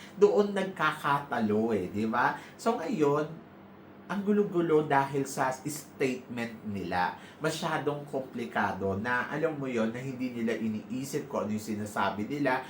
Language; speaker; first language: Filipino; native; Filipino